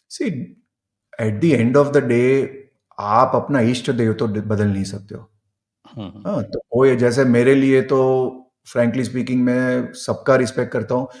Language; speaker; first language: Hindi; non-native, local second language; Gujarati